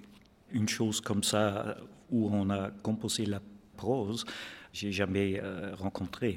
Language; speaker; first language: French; non-native, fluent; German